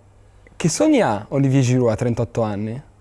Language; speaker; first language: Italian; native; Italian